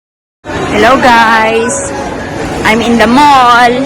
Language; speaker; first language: English; non-native, local second language; Filipino